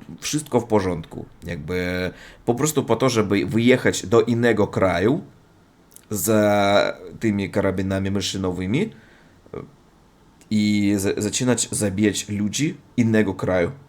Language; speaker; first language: Polish; non-native, learner; Russian